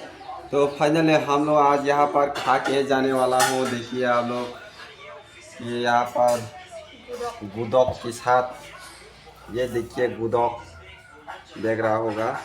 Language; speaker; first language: Hindi; non-native, local second language; Kok Borok